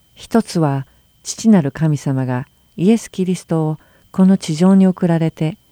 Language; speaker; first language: Japanese; native; Japanese